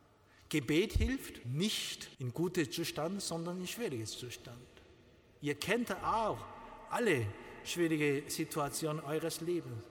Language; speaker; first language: German; non-native, learner; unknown